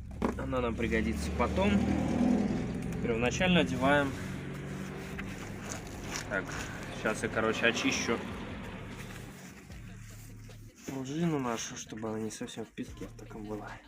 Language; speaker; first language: Russian; native; Russian